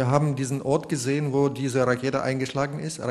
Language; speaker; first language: German; non-native, fluent; Russian